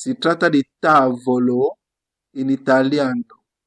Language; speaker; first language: Italian; non-native, fluent; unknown